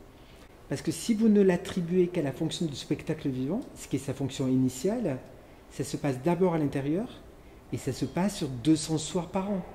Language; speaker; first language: French; native; French